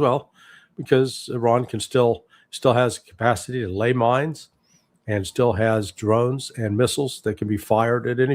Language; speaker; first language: English; native; English